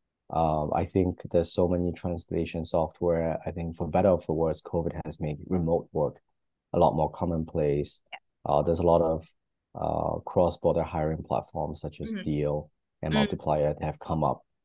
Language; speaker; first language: English; native; English